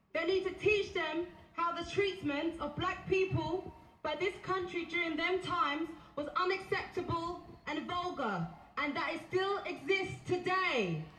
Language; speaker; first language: English; native; English